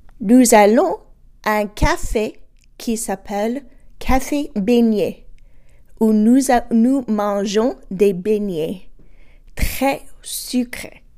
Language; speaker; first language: French; non-native, fluent; English